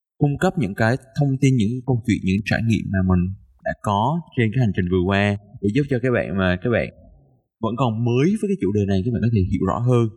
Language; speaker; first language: Vietnamese; native; Vietnamese